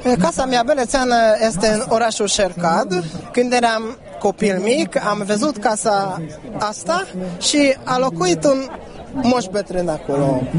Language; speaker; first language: Romanian; non-native, learner; Hungarian